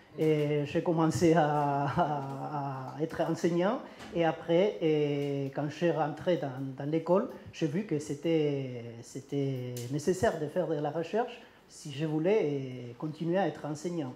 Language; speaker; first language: French; non-native, learner; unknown